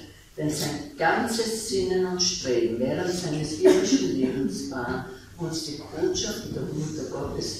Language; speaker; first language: German; native; German